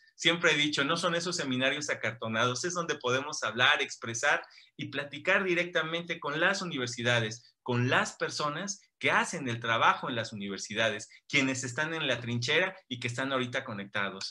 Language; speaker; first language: Spanish; native; Spanish